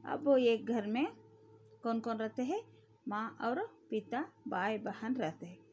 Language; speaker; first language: Hindi; non-native, local second language; Kannada